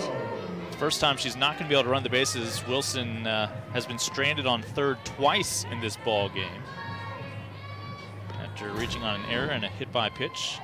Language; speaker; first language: English; native; English